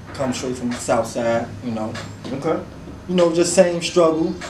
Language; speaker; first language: English; native; English